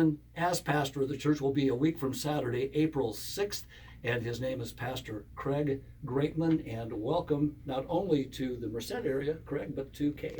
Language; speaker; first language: English; native; English